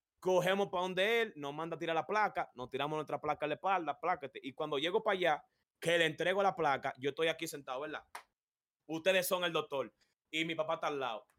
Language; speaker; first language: Spanish; native; Spanish